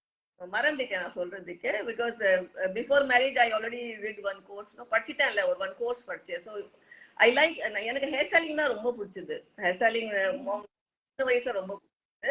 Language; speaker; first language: Tamil; non-native, local second language; Hindi